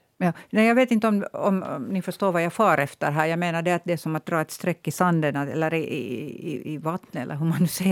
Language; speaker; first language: Swedish; native; Swedish